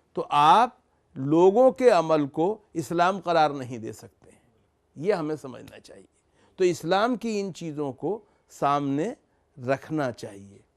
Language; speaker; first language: Urdu; native; Urdu